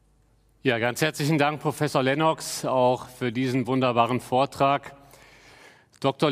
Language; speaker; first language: German; native; German